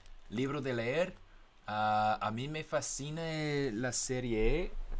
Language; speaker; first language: Spanish; non-native, fluent; English